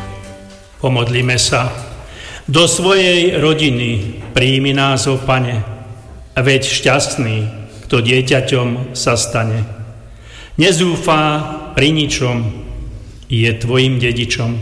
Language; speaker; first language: Slovak; native; Slovak